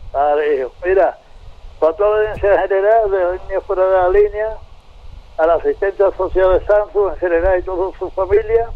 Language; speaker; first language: Spanish; native; Spanish